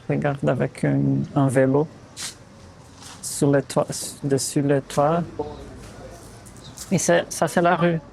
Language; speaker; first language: French; non-native, fluent; Portuguese